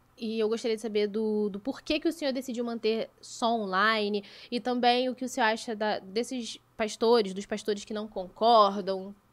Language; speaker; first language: Portuguese; native; Portuguese